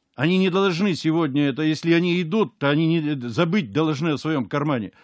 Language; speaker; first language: Russian; native; Russian